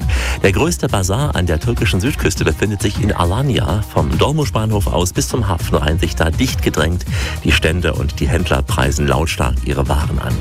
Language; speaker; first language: German; native; German